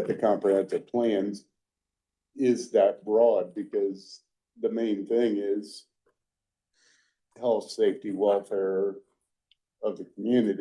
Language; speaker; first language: English; native; English